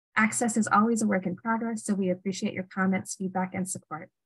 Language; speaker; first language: English; native; English